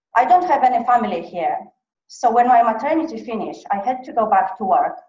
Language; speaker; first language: English; non-native, fluent; Polish